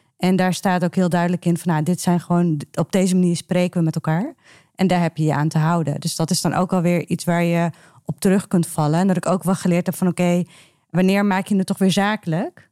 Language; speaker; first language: Dutch; early bilingual, other home language; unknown